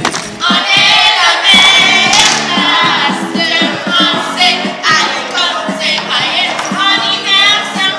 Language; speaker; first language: French; non-native, local second language; English